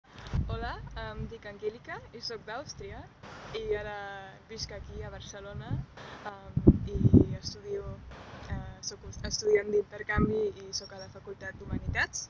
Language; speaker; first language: Catalan; non-native, learner; German